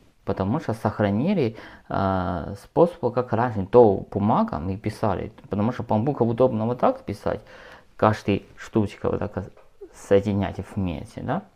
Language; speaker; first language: Russian; non-native, learner; Chinese